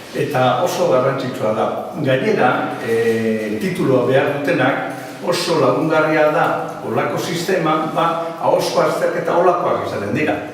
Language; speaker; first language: Basque; non-native, local second language; Spanish